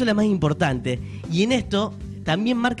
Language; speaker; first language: Spanish; native; Spanish